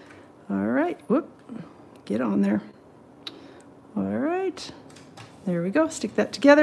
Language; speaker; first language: English; native; English